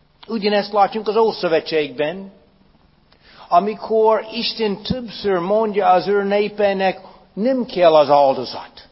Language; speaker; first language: Hungarian; non-native, fluent; English